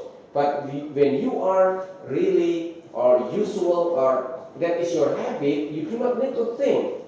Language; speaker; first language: English; non-native, fluent; Indonesian